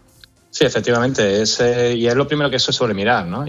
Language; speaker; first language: Spanish; native; Spanish